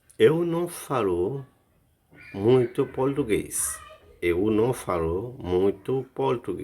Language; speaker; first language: Portuguese; non-native, learner; Haitian Creole